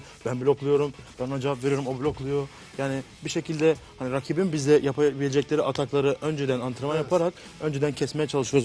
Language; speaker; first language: Turkish; native; Turkish